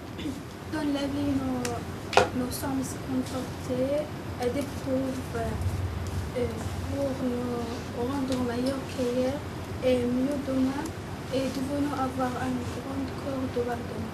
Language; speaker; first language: French; non-native, learner; Arabic